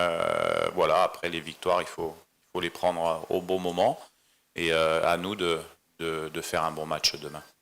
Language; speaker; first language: French; native; French